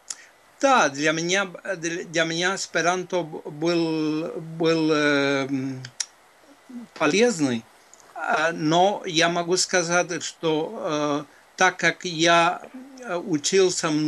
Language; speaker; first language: Russian; non-native, fluent; Spanish